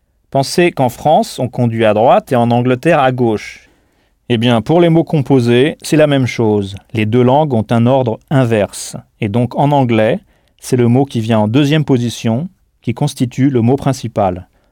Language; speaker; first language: French; native; French